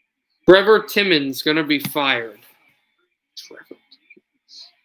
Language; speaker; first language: English; native; English